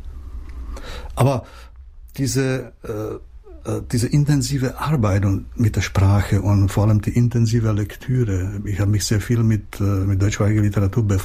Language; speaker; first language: German; non-native, fluent; Czech